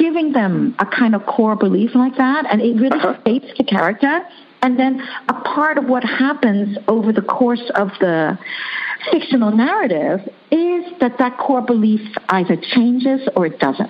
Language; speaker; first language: English; early bilingual, other home language; Chinese